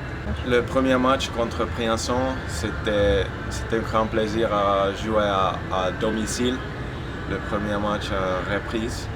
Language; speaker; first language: French; non-native, fluent; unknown